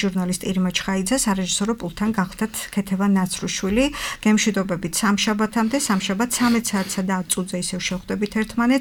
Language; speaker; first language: Georgian; native; Georgian